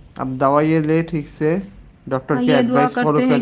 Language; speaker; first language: Hindi; non-native, learner; Bangla